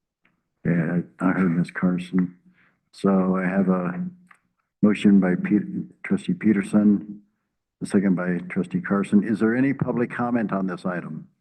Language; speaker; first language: English; native; English